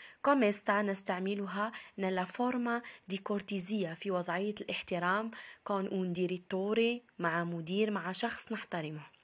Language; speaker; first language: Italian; non-native, fluent; Arabic